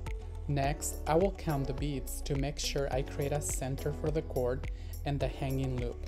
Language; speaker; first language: English; non-native, fluent; Spanish